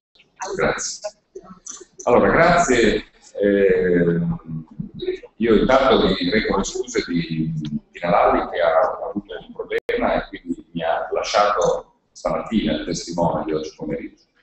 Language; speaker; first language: Italian; native; Italian